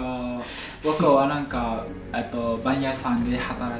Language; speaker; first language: Japanese; non-native, learner; Vietnamese